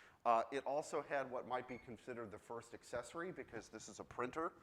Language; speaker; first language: English; native; English